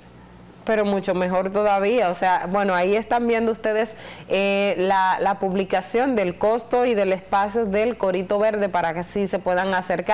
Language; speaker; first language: Spanish; native; Spanish